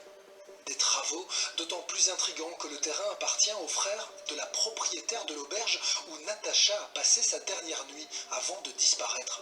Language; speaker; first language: French; native; French